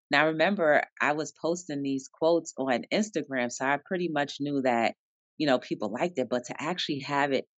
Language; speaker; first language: English; native; English